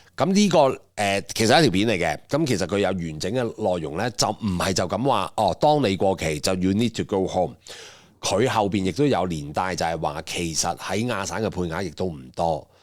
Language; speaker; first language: Cantonese; native; Cantonese